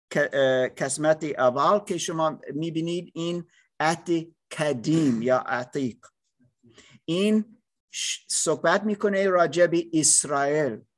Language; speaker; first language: Persian; non-native, learner; English